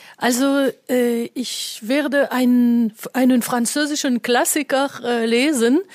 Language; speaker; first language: German; non-native, fluent; French